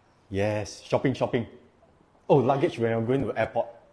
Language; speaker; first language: English; non-native, local second language; Chinese